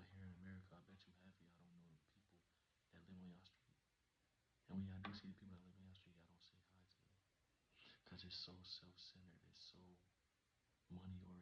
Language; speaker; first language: English; native; English